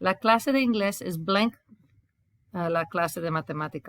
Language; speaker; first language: Spanish; non-native, fluent; English